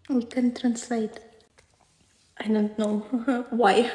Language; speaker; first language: English; non-native, learner; Ukrainian